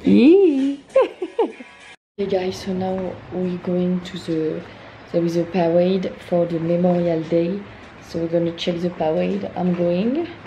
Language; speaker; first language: English; non-native, learner; French